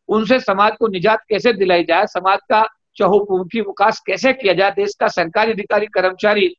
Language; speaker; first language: Hindi; native; Hindi